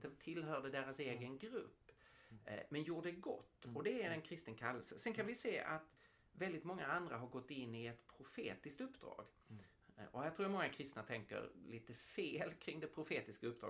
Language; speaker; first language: Swedish; native; Swedish